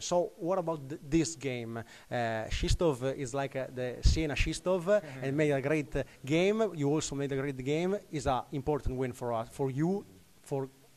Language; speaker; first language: English; non-native, learner; Italian